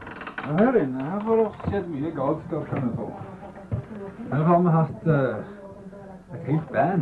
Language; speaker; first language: Norwegian; native; Norwegian